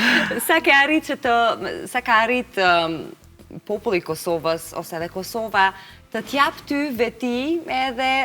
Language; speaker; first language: Albanian; native; Albanian